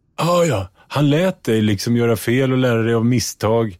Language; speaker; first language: Swedish; native; Swedish